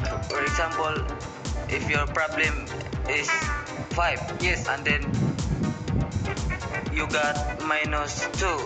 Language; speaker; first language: English; non-native, learner; Filipino